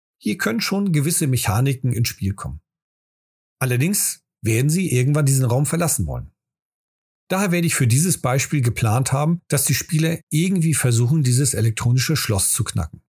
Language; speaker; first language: German; native; German